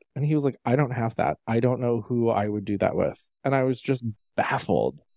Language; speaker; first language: English; native; English